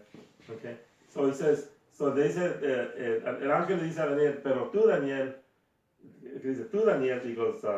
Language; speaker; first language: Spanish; early bilingual, heritage; Spanish